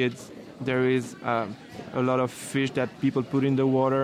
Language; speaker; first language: English; non-native, fluent; French